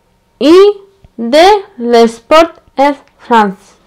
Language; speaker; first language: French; non-native, learner; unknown